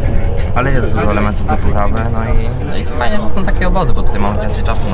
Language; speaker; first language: Polish; native; Polish